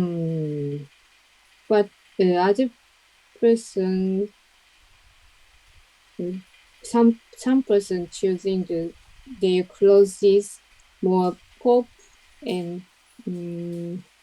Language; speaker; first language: English; non-native, learner; Japanese